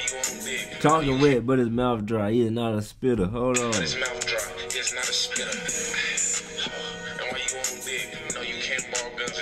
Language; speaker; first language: English; native; English